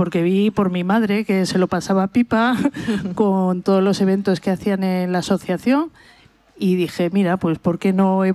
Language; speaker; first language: Spanish; native; Spanish